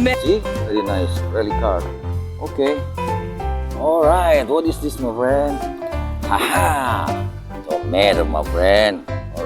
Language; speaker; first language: English; non-native, learner; Indonesian